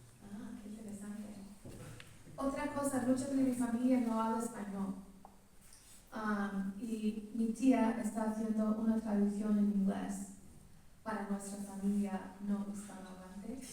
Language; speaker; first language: Spanish; early bilingual, heritage; English